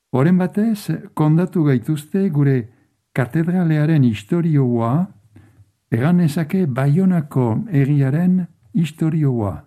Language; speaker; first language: Basque; native; Basque